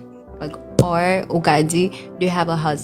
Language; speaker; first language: English; non-native, learner; Haitian Creole